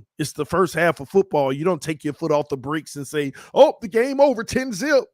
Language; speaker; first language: English; native; English